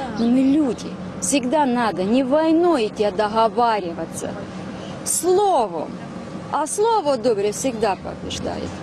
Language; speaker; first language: Russian; non-native, local second language; Ukrainian